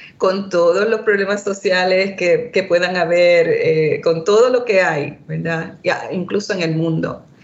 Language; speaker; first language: Spanish; early bilingual, heritage; Spanish